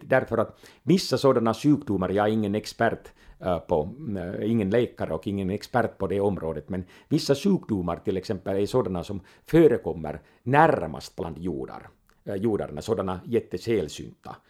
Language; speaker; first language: Swedish; non-native, local second language; Finnish